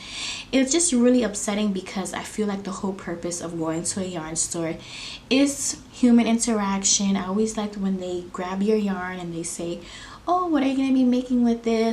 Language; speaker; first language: English; native; English